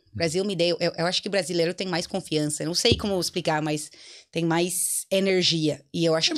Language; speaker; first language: Portuguese; non-native, fluent; English